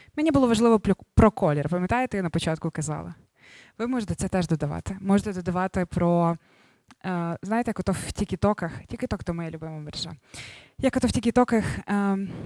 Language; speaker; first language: Ukrainian; native; Ukrainian